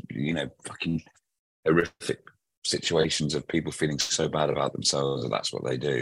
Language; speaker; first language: English; native; English